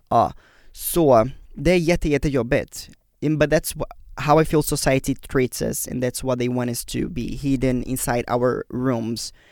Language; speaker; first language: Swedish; non-native, fluent; Portuguese